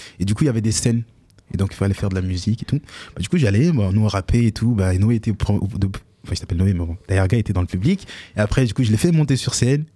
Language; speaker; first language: French; early bilingual, other home language; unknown